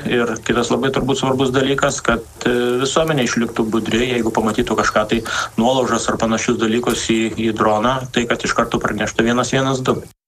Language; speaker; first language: Lithuanian; native; Lithuanian